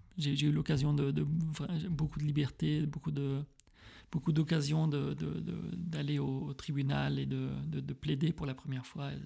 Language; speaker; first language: French; early bilingual, heritage; French